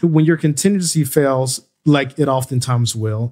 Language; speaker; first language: English; native; English